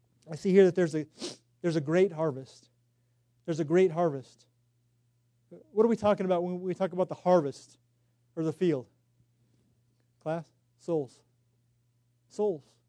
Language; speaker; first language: English; native; English